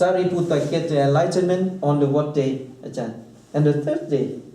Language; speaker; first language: English; non-native, fluent; Thai